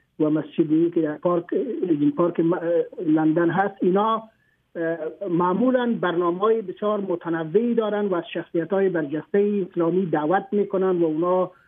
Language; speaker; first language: Persian; native; Persian